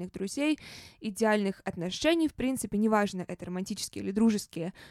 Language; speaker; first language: Russian; native; Russian